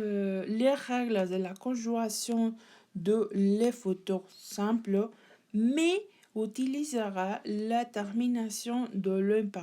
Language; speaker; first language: French; non-native, learner; Spanish